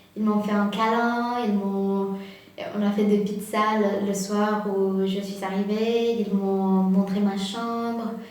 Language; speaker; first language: French; non-native, fluent; Spanish